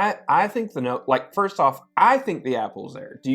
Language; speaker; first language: English; native; English